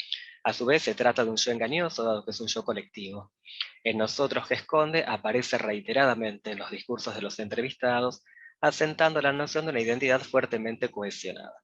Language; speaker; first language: Spanish; native; Spanish